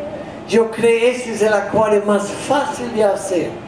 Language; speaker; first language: Spanish; non-native, fluent; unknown